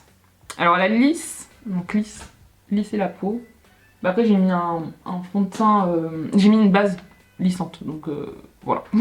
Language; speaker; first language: French; native; French